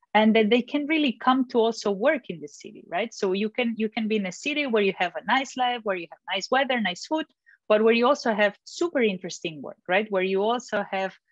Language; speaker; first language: English; non-native, fluent; Catalan